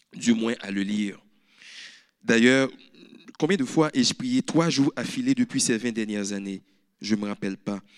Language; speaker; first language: French; native; French